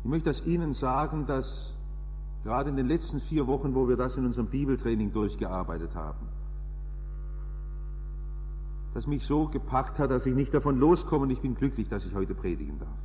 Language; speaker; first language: German; native; German